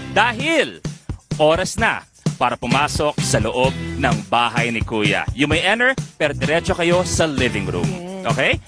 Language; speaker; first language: Filipino; native; Filipino